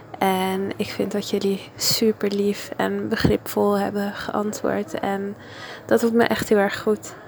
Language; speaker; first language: Dutch; non-native, fluent; Italian